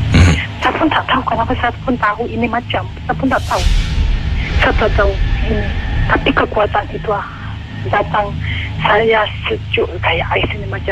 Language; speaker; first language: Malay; non-native, learner; Indonesian